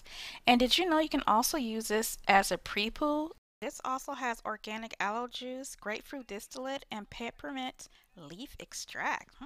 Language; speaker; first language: English; native; English